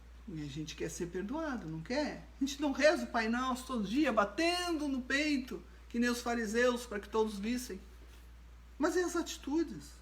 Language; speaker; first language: Portuguese; native; Portuguese